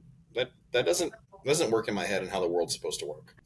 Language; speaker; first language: English; native; English